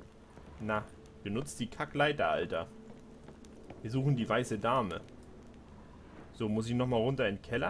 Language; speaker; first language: German; native; German